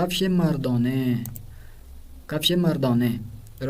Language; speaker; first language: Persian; non-native, fluent; Urdu